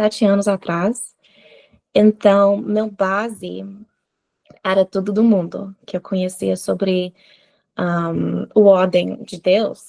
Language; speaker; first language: Portuguese; non-native, fluent; English